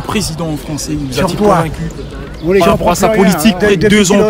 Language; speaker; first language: French; native; French